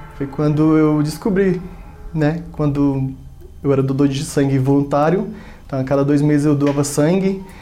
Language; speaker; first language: Portuguese; native; Portuguese